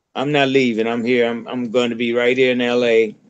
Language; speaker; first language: English; native; English